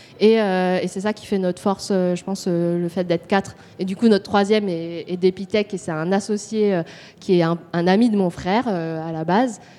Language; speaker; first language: French; native; French